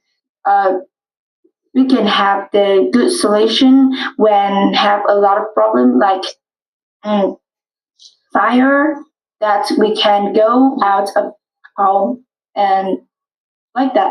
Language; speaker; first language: English; non-native, learner; Vietnamese